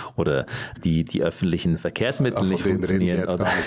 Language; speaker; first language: German; native; German